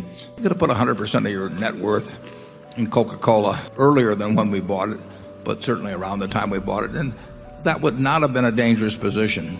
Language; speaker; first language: English; native; English